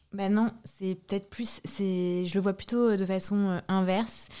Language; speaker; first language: French; native; French